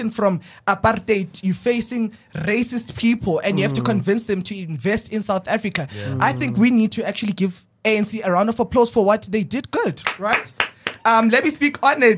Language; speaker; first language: English; non-native, local second language; Southern Sotho